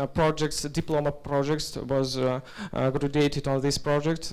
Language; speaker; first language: English; non-native, learner; Russian